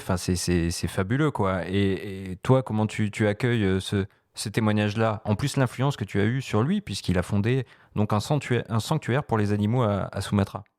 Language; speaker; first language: French; native; French